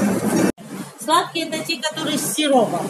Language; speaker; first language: Russian; non-native, learner; Greek